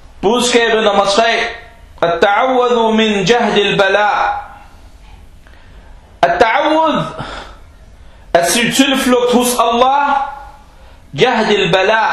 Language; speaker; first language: Danish; non-native, local second language; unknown